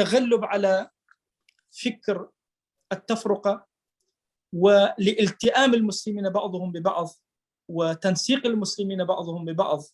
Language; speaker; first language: Arabic; non-native, local second language; Kurdish